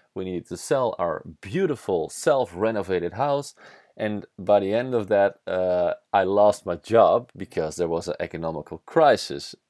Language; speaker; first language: English; non-native, fluent; Dutch